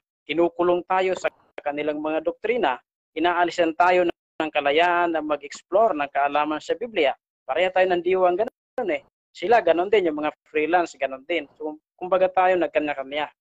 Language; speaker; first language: Filipino; native; Filipino